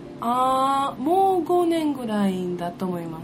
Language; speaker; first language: Japanese; non-native, learner; German